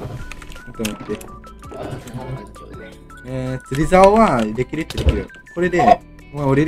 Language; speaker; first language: Japanese; native; Japanese